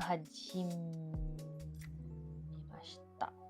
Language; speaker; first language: Japanese; non-native, learner; French